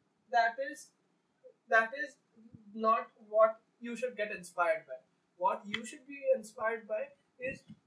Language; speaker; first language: English; non-native, local second language; Marathi